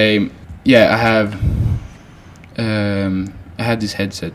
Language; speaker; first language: English; non-native, fluent; Swedish